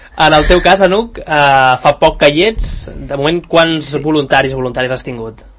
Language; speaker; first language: Catalan; native; Catalan